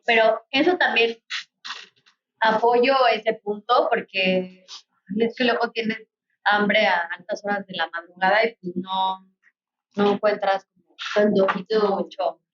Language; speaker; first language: Spanish; native; Spanish